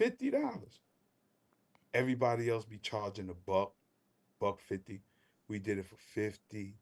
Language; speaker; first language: English; native; English